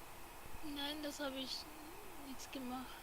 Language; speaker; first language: German; non-native, learner; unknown